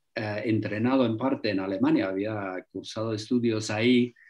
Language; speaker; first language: Spanish; non-native, fluent; English